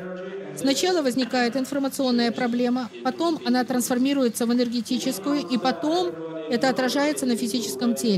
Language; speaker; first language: Russian; native; Russian